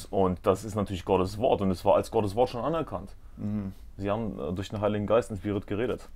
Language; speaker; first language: German; native; German